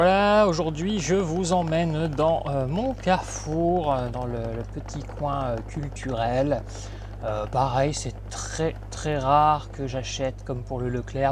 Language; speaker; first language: French; native; French